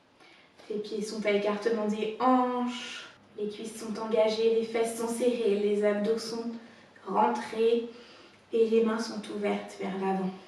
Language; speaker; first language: French; native; French